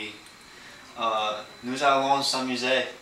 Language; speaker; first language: French; non-native, learner; English